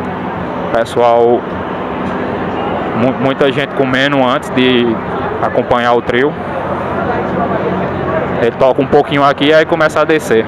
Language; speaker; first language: Portuguese; native; Portuguese